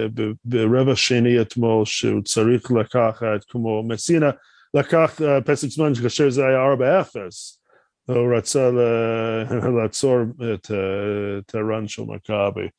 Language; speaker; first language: Hebrew; non-native, fluent; English